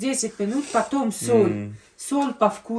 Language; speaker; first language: Russian; non-native, local second language; Shughni